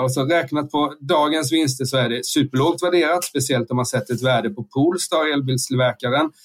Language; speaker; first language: Swedish; native; Swedish